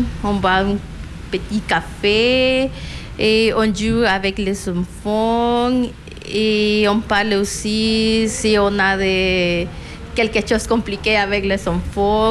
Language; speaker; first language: French; non-native, learner; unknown